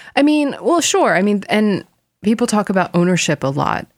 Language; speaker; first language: English; non-native, fluent; Korean